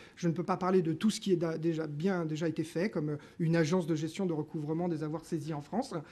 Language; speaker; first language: French; native; French